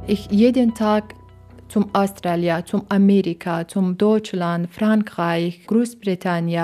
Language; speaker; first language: German; non-native, learner; Persian